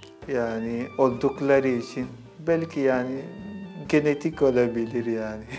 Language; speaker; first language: Turkish; non-native, fluent; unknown